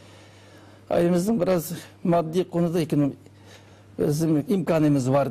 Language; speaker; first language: Turkish; non-native, learner; Uyghur